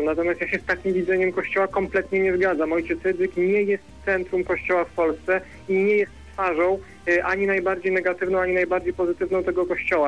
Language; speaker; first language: Polish; native; Polish